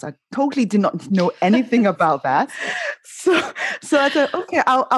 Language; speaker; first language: English; non-native, local second language; Cantonese